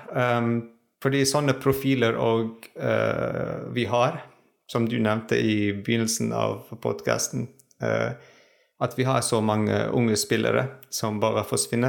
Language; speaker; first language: Norwegian; non-native, fluent; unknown